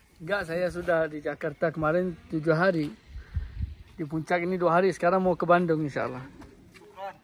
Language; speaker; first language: Indonesian; early bilingual, heritage; Arabic